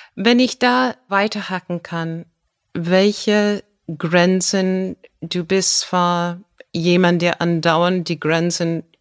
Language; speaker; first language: German; non-native, fluent; English